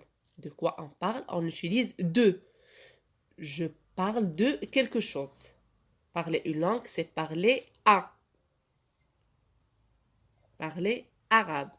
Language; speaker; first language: French; non-native, local second language; Arabic